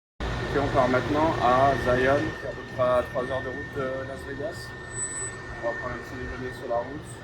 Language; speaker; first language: French; native; French